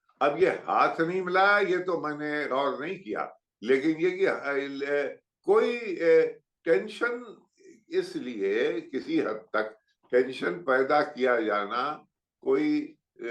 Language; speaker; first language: Hindi; native; Hindi